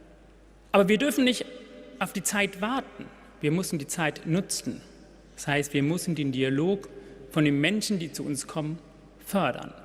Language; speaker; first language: German; non-native, fluent; Tamil